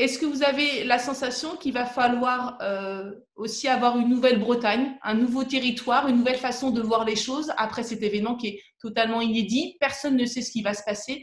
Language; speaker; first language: French; native; French